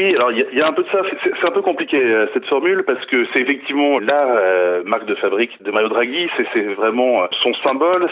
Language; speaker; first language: French; native; French